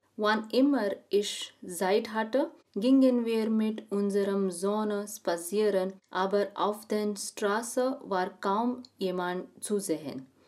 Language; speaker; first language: German; non-native, learner; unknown